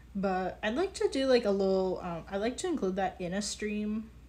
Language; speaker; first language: English; native; English